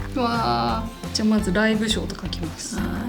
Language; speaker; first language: Japanese; native; Japanese